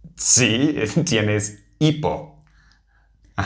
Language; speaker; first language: Spanish; non-native, fluent; English